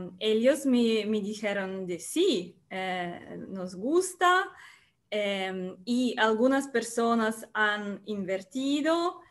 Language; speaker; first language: Spanish; non-native, learner; Russian